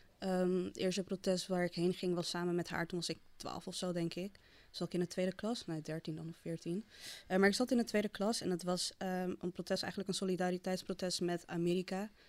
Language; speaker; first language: Dutch; native; Dutch